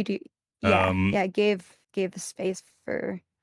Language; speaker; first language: English; native; English